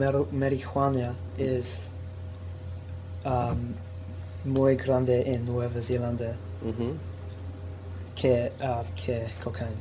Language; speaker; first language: Spanish; non-native, learner; English